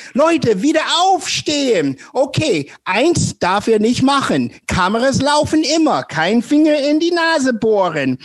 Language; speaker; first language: German; non-native, fluent; English